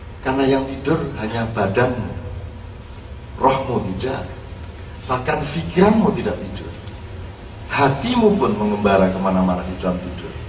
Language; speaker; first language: Indonesian; non-native, local second language; Javanese